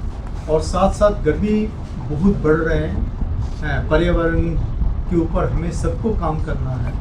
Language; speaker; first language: Hindi; non-native, local second language; Bangla